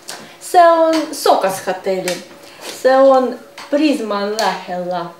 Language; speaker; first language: Finnish; non-native, learner; Russian